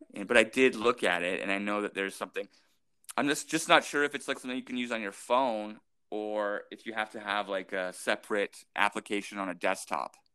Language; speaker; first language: English; native; English